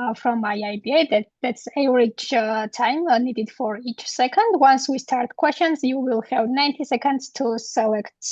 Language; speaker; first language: English; non-native, fluent; Georgian